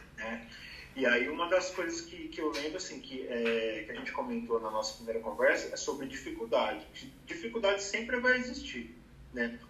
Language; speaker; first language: Portuguese; native; Portuguese